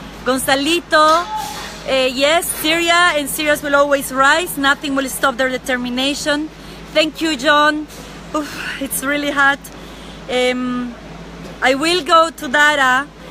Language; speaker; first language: English; non-native, fluent; Spanish